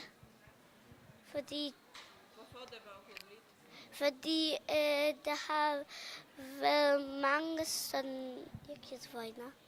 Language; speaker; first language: Danish; early bilingual, other home language; Polish